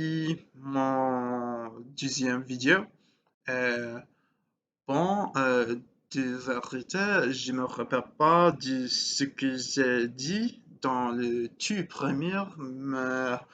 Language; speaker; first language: French; non-native, learner; English